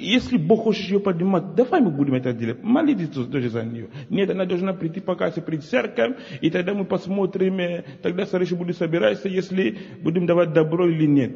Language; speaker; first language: Russian; non-native, local second language; Ukrainian